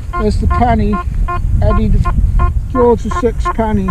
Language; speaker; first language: English; native; English